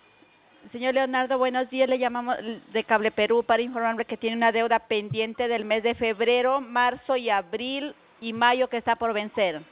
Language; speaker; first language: Spanish; native; Spanish